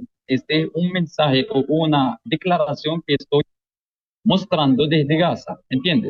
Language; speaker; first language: Spanish; non-native, fluent; Arabic